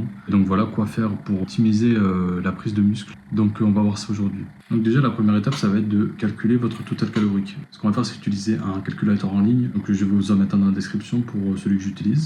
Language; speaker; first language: French; native; French